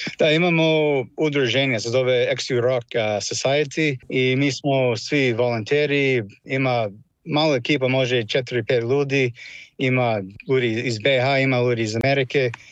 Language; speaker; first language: Croatian; non-native, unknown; English